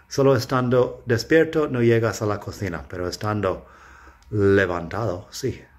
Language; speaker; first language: Spanish; non-native, fluent; English